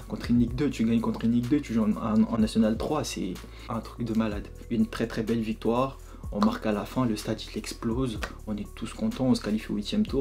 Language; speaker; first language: French; native; French